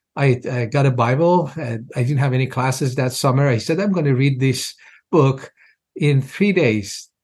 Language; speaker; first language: English; non-native, fluent; Persian